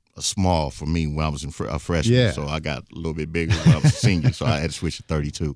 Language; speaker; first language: English; native; English